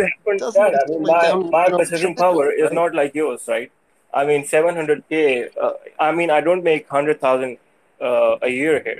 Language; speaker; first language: English; non-native, local second language; Urdu